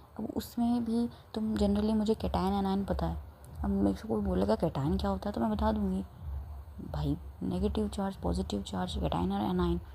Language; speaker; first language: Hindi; non-native, local second language; Marwari